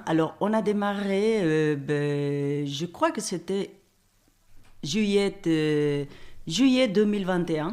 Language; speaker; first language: French; non-native, fluent; Spanish